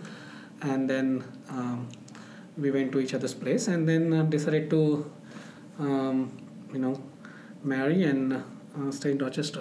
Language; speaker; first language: English; non-native, local second language; Marathi